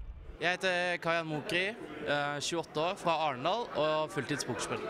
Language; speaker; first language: Norwegian; native; Norwegian